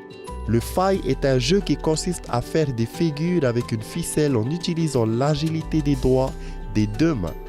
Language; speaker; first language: French; native; French